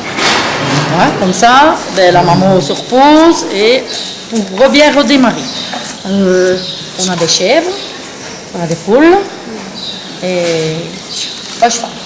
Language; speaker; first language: French; native; French